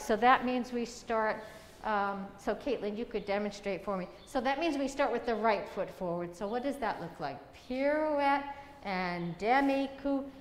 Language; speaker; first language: English; native; English